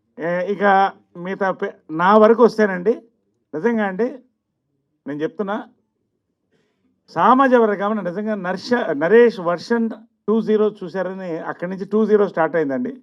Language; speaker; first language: Telugu; native; Telugu